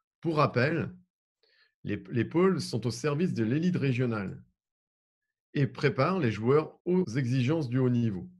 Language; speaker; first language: French; native; French